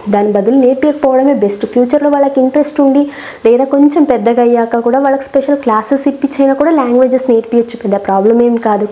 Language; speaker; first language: Telugu; non-native, local second language; Kannada